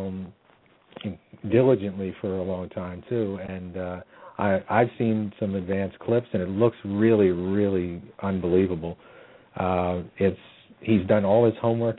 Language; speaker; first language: English; native; English